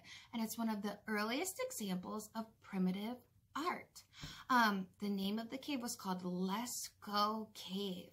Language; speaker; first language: English; native; English